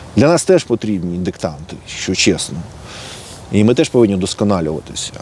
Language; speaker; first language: Ukrainian; native; Ukrainian